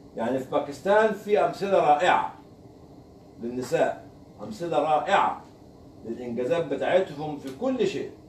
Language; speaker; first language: Arabic; native; Arabic